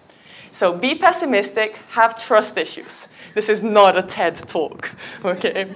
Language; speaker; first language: English; native; English